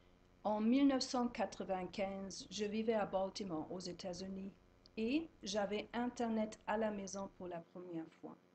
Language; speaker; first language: French; non-native, fluent; German